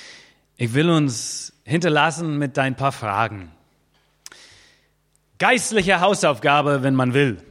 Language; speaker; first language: German; non-native, fluent; English